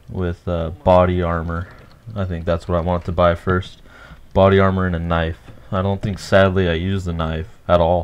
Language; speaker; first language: English; native; English